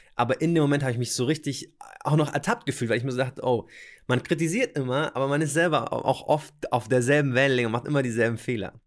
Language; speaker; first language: German; native; German